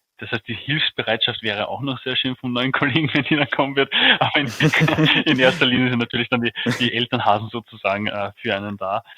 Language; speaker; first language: German; native; German